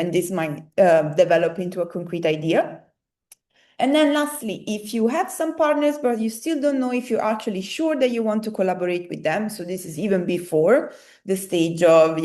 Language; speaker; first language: English; non-native, fluent; Italian